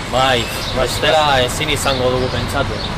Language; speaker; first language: Basque; non-native, learner; Spanish